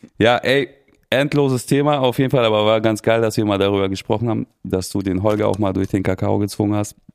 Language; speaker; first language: German; early bilingual, other home language; Russian